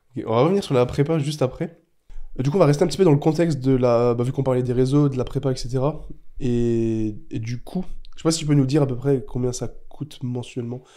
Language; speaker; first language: French; native; French